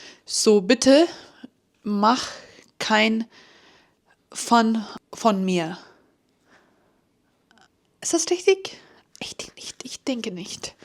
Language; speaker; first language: German; early bilingual, heritage; English